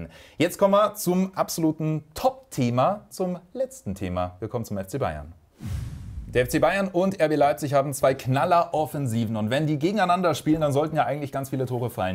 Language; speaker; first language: German; native; German